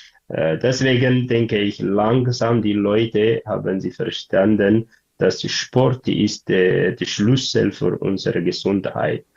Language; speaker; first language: German; non-native, learner; Tigrinya